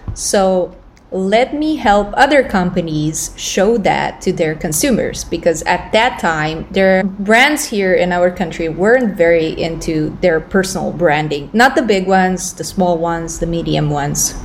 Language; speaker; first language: English; non-native, fluent; Romanian